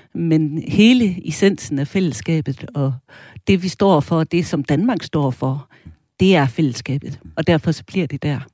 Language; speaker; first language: Danish; early bilingual, other home language; German